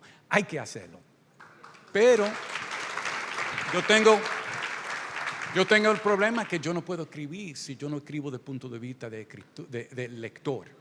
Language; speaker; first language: Spanish; early bilingual, heritage; Spanish